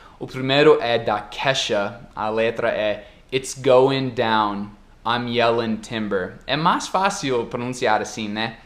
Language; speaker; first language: Portuguese; non-native, fluent; English